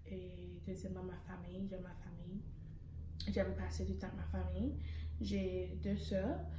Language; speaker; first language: French; early bilingual, heritage; Haitian Creole